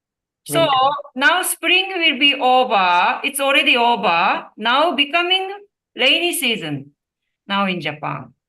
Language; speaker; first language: English; non-native, learner; Japanese